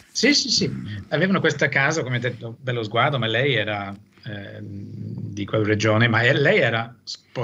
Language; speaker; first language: Italian; non-native, fluent; English